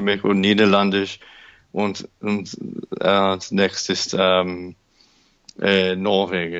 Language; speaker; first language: German; non-native, learner; English